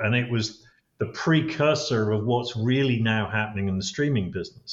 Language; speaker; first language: English; native; English